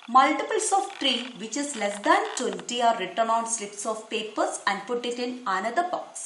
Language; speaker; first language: English; non-native, local second language; Malayalam